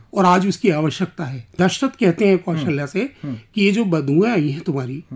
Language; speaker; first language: Hindi; native; Hindi